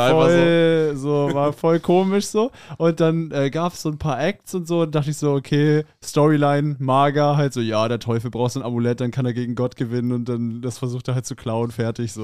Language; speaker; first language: German; native; German